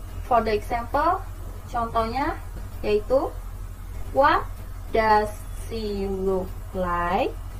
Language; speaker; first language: English; non-native, fluent; Indonesian